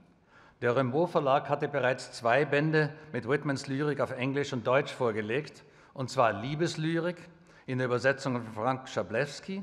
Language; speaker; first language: German; native; German